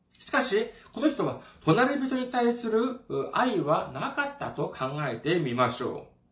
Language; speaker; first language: Japanese; non-native, fluent; Korean